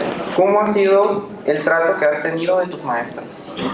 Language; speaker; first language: Spanish; native; Spanish